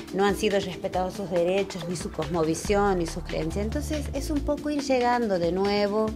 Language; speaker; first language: Spanish; non-native, local second language; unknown